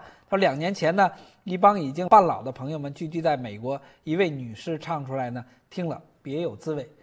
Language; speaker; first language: Chinese; native; Chinese